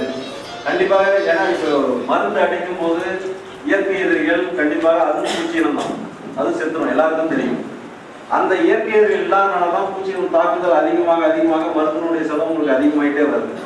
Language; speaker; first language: Tamil; native; Tamil